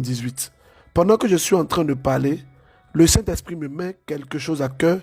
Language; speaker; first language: French; native; French